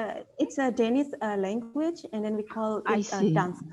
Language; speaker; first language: English; non-native, fluent; Indonesian